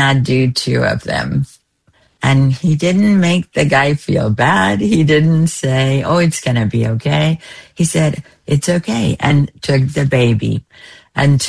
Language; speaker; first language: English; non-native, fluent; Spanish